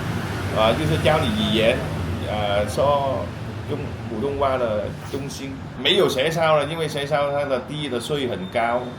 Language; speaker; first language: Chinese; early bilingual, heritage; Min Nan Chinese